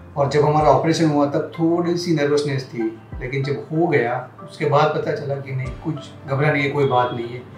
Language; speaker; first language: Hindi; non-native, local second language; Gujarati